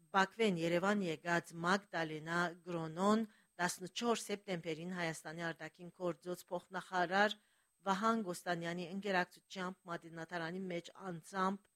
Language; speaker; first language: Armenian; early bilingual, heritage; Armenian